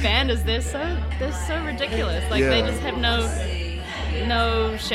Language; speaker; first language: English; native; English